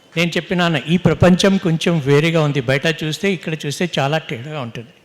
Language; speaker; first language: Telugu; non-native, local second language; Hindi